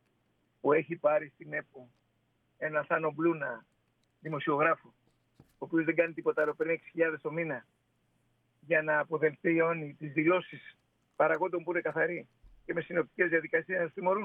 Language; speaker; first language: Greek; native; Greek